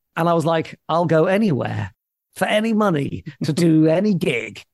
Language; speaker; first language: English; native; English